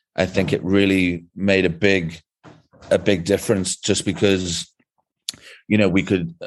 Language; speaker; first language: English; native; English